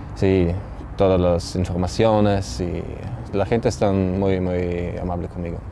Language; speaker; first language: Spanish; non-native, learner; German